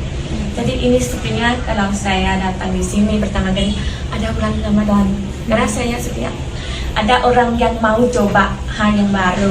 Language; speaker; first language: Indonesian; non-native, learner; Thai